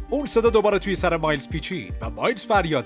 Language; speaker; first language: Persian; native; Persian